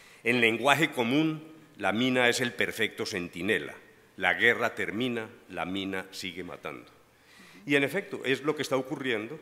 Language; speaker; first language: Spanish; native; Spanish